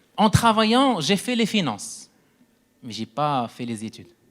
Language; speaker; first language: French; non-native, local second language; Arabic